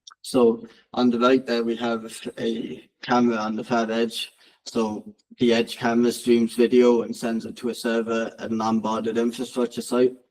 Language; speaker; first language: English; native; English